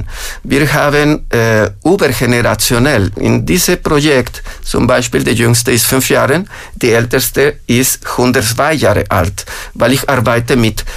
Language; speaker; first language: German; non-native, fluent; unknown